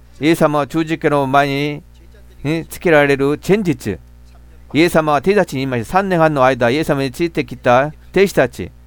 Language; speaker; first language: Japanese; non-native, fluent; Korean